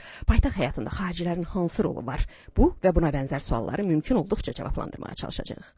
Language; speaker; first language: Azerbaijani; native; Azerbaijani